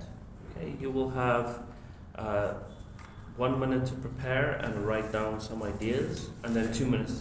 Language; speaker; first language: English; non-native, fluent; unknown